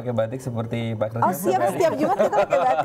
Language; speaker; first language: Indonesian; native; Indonesian